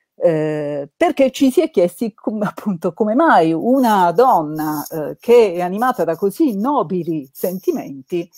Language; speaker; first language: Italian; native; Italian